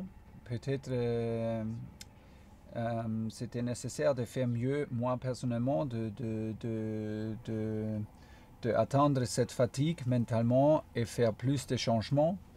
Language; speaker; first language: French; non-native, fluent; German